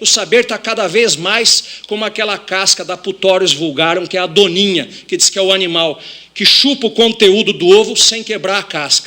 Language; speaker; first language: Portuguese; native; Portuguese